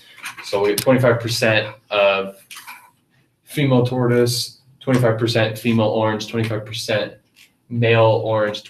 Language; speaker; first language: English; native; English